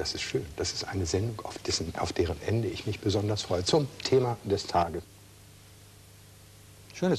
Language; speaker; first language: German; native; German